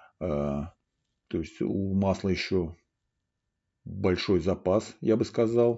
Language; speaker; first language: Russian; native; Russian